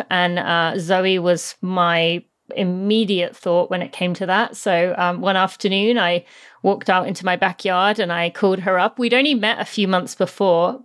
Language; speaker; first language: English; native; English